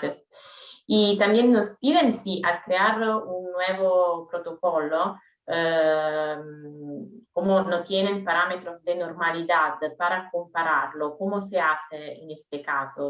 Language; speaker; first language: Spanish; non-native, fluent; Italian